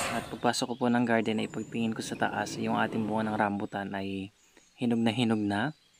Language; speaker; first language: Filipino; native; Filipino